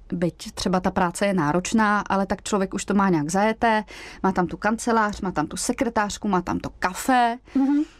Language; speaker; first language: Czech; native; Czech